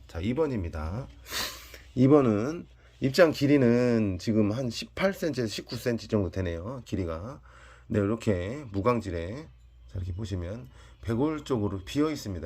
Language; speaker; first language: Korean; native; Korean